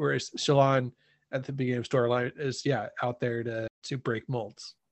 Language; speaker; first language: English; native; English